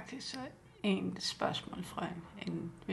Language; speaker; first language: Danish; non-native, local second language; Kalaallisut